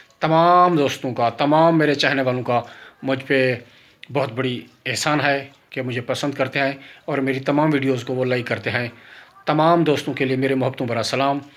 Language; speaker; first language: Urdu; non-native, local second language; Saraiki